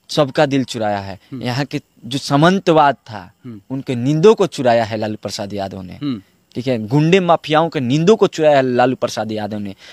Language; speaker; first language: Hindi; native; Hindi